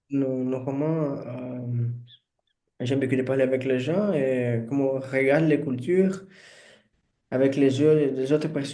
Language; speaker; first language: French; non-native, learner; Portuguese